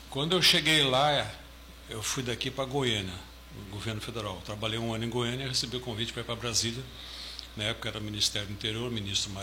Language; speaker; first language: Portuguese; native; Portuguese